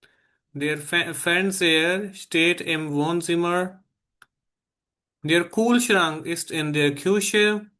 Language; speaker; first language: German; non-native, fluent; Hindi